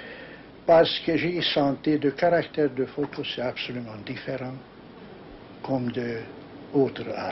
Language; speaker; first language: French; non-native, learner; Hungarian